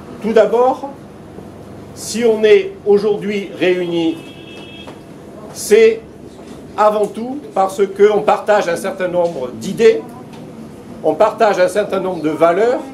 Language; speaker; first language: French; native; French